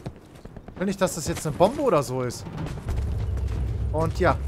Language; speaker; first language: German; native; German